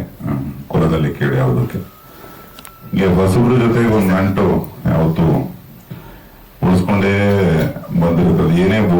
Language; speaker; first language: Kannada; native; Kannada